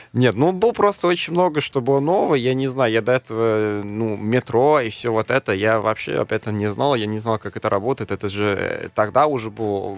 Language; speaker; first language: Russian; non-native, fluent; German